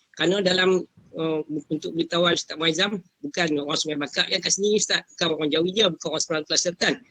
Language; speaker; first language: Malay; native; Malay